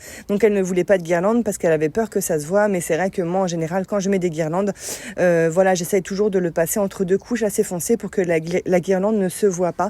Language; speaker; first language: French; native; French